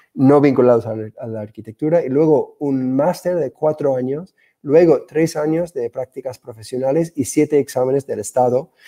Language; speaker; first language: Spanish; non-native, fluent; English